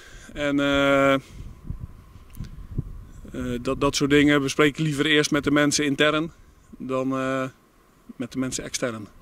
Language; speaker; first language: Dutch; native; Dutch